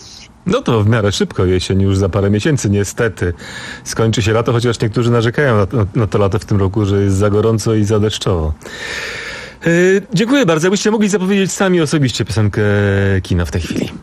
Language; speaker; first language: Polish; native; Polish